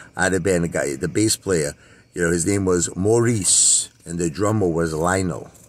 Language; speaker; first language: English; native; English